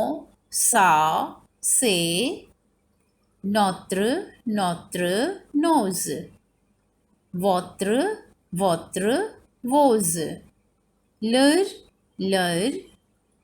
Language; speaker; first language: French; non-native, fluent; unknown